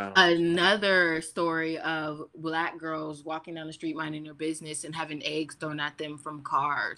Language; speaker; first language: English; native; English